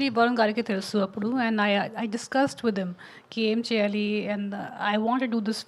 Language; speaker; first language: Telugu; non-native, fluent; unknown